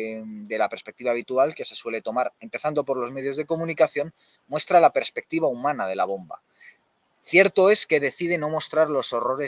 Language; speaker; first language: Spanish; native; Spanish